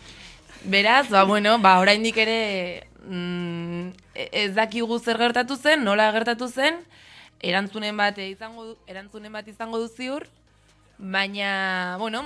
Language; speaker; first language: Basque; native; Basque